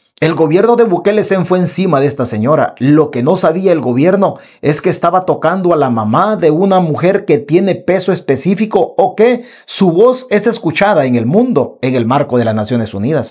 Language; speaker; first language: Spanish; native; Spanish